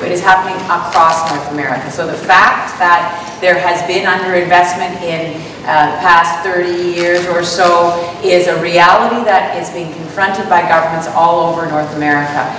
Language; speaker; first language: English; native; English